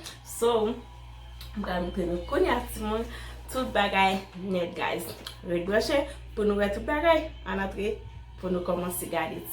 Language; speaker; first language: French; non-native, learner; Haitian Creole